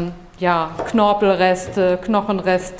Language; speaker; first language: German; native; German